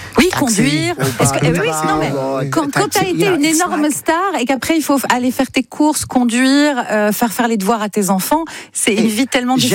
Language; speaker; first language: French; native; French